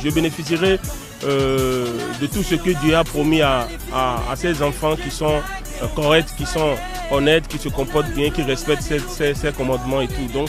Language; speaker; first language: French; native; French